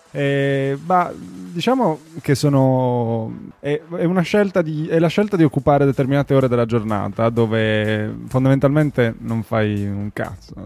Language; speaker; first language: Italian; native; Italian